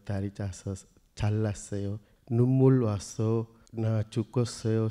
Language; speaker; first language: Korean; non-native, learner; Sinhala